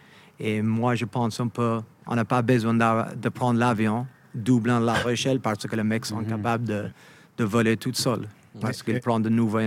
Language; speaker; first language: French; non-native, fluent; English